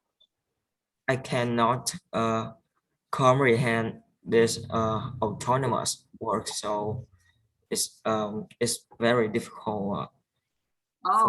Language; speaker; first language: English; non-native, learner; Vietnamese